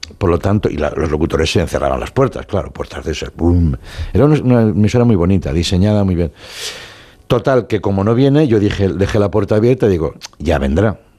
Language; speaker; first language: Spanish; non-native, local second language; Catalan